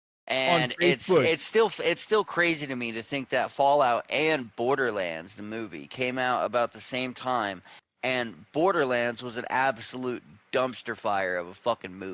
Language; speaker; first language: English; native; English